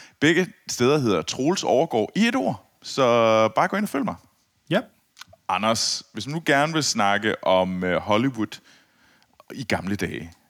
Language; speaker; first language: Danish; native; Danish